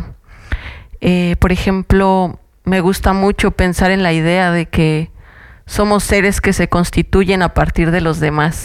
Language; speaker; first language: Spanish; native; Spanish